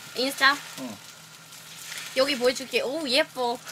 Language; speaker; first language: Korean; non-native, learner; Swedish